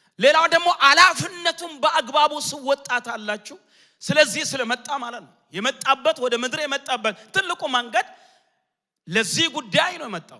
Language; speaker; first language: Amharic; non-native, local second language; Oromo